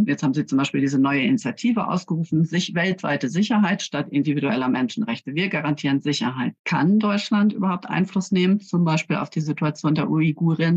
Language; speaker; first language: German; native; German